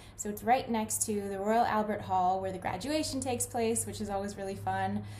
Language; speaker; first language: English; native; English